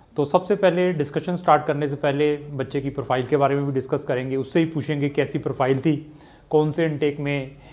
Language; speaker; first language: Hindi; non-native, local second language; Punjabi